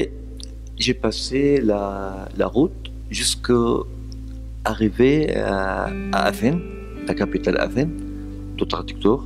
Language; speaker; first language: French; non-native, learner; Arabic